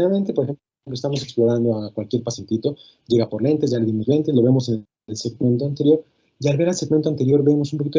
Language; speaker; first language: Spanish; native; Spanish